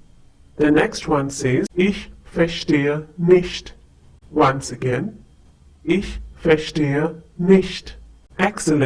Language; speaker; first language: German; non-native, fluent; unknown